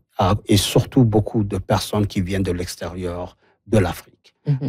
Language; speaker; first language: French; non-native, local second language; Somali